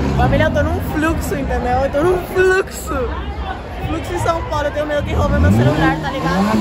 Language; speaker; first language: Portuguese; non-native, fluent; Spanish